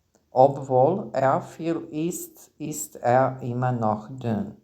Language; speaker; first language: German; non-native, fluent; Serbian